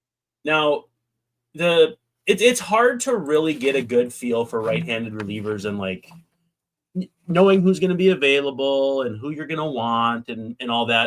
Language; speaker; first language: English; native; English